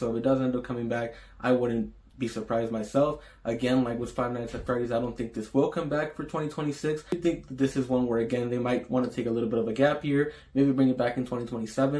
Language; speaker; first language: English; native; English